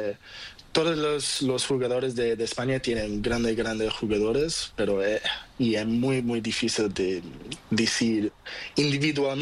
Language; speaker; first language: Spanish; non-native, learner; Portuguese